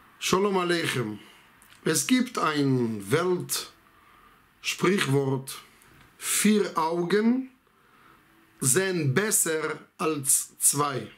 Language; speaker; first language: German; non-native, fluent; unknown